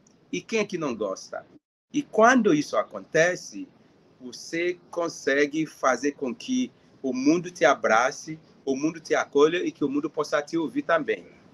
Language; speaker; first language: Portuguese; non-native, fluent; Yoruba